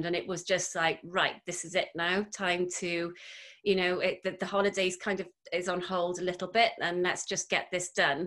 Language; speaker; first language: English; native; English